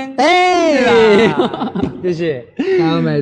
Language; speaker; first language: Chinese; non-native, learner; Japanese